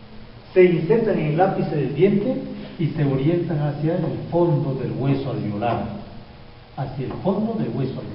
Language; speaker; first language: Spanish; native; Spanish